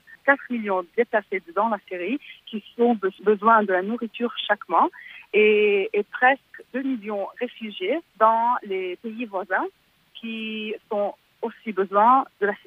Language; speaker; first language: French; non-native, fluent; Arabic